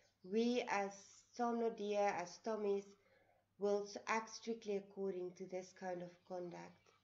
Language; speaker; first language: English; non-native, local second language; Afrikaans